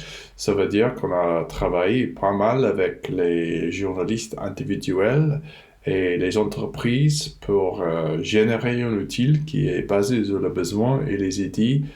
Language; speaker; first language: French; non-native, fluent; English